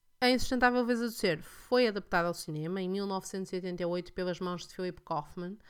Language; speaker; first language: Portuguese; native; Portuguese